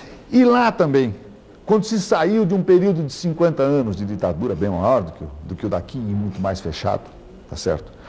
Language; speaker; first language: Portuguese; native; Portuguese